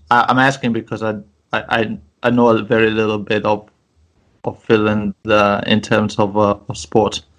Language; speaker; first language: English; non-native, fluent; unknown